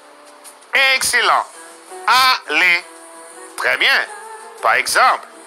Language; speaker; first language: French; non-native, learner; Spanish